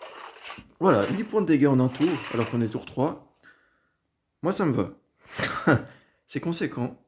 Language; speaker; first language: French; native; French